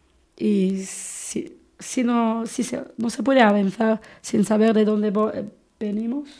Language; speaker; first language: Spanish; non-native, fluent; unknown